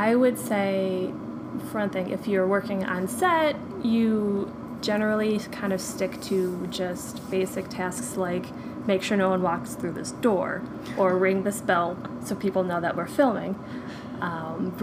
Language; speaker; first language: English; native; English